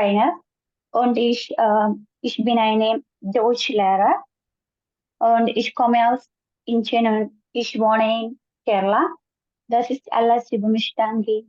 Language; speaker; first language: German; non-native, learner; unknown